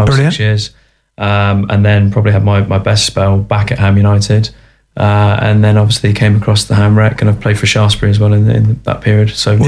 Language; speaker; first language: English; native; English